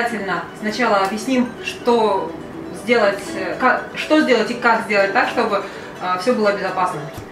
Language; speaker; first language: Russian; native; Russian